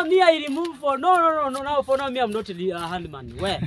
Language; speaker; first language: English; non-native, learner; Swahili